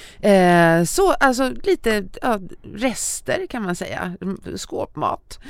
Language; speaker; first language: Swedish; native; Swedish